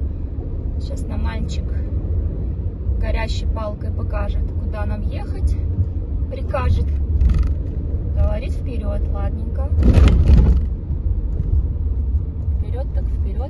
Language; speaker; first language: Russian; native; Russian